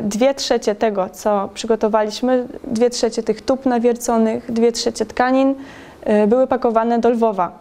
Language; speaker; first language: Polish; native; Polish